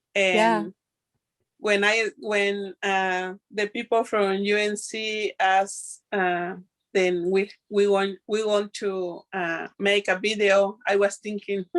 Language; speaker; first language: English; non-native, learner; Spanish